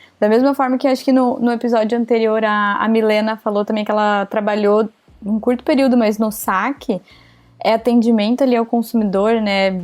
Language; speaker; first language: Portuguese; native; Portuguese